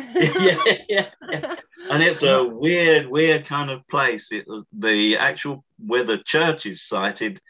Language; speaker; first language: English; native; English